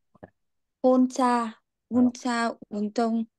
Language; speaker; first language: Korean; non-native, learner; Vietnamese